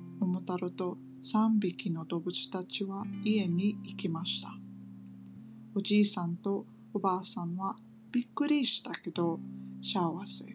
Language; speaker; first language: Japanese; non-native, learner; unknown